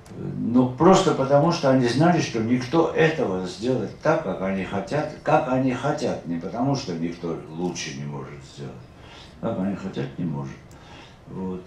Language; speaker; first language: Russian; non-native, local second language; Georgian